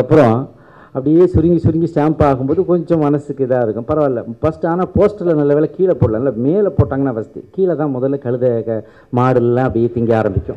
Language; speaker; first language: Tamil; native; Tamil